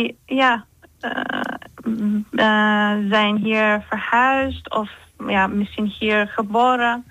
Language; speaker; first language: Dutch; non-native, learner; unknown